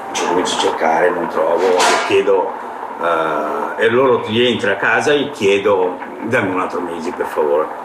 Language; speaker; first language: Italian; non-native, fluent; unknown